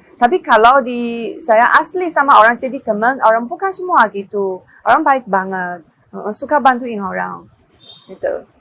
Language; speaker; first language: Indonesian; non-native, learner; Chinese